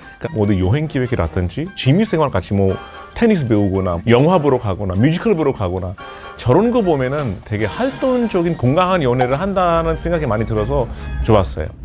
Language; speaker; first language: Korean; non-native, fluent; Hindi